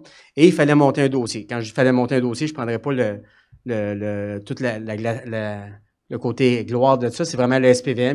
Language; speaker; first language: French; native; French